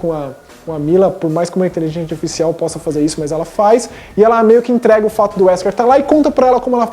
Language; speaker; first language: Portuguese; native; Portuguese